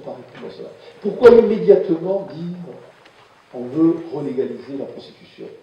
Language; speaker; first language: French; native; French